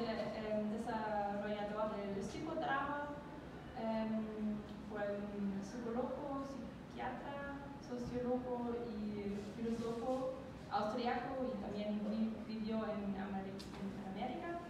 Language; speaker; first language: Spanish; non-native, learner; German